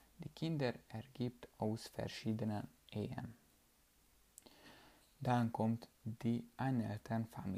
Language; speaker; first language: German; non-native, learner; Hungarian